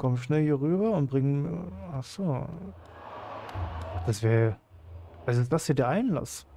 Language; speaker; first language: German; native; German